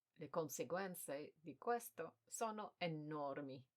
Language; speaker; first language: Italian; non-native, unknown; English